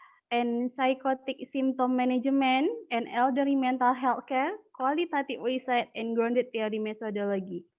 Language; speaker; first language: English; non-native, learner; Indonesian